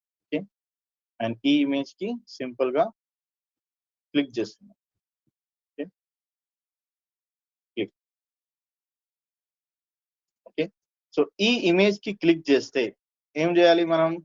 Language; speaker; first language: Telugu; native; Telugu